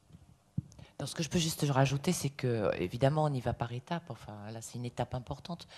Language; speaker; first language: French; native; French